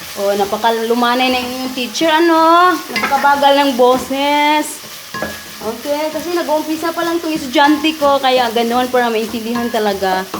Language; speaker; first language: Filipino; non-native, local second language; Cebuano